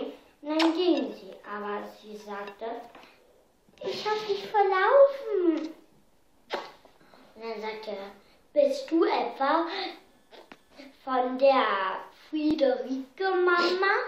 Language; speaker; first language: German; early bilingual, heritage; German